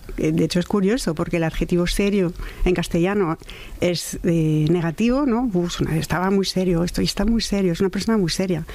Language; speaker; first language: Spanish; non-native, fluent; French